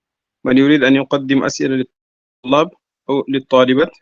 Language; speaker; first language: Arabic; non-native, fluent; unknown